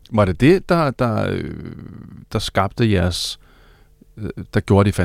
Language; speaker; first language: Danish; native; Danish